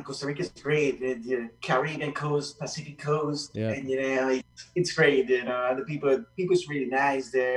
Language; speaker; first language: English; non-native, fluent; Spanish